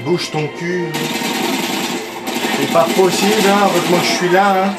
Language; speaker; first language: French; native; French